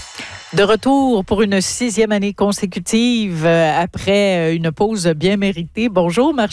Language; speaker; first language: French; native; French